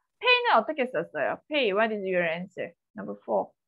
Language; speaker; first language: Korean; native; Korean